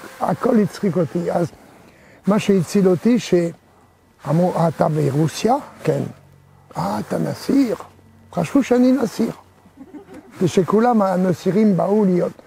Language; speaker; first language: Hebrew; non-native, fluent; French